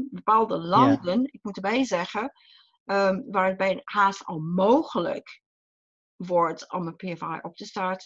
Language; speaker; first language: Dutch; non-native, fluent; English